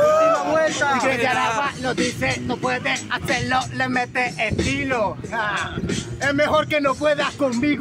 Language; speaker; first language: Spanish; native; Spanish